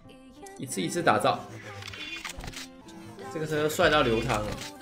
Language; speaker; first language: Chinese; native; Chinese